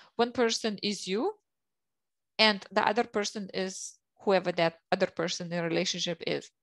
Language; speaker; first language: English; non-native, fluent; Lithuanian